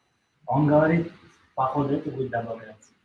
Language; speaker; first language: Russian; native; Russian